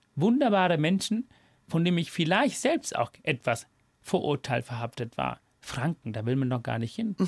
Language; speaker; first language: German; non-native, fluent; Tamil